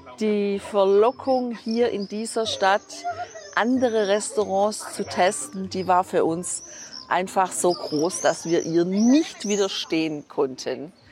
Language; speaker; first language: German; native; German